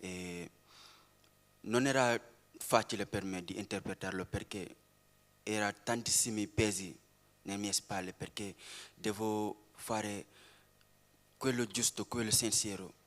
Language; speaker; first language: Italian; non-native, learner; Wolof